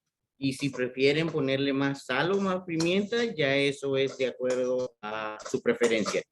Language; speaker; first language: Spanish; native; Spanish